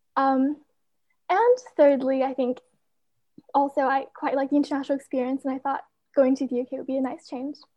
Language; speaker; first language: English; non-native, fluent; Chinese